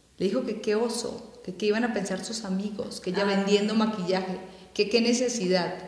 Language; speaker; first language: Spanish; native; Spanish